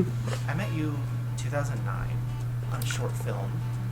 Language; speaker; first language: English; native; English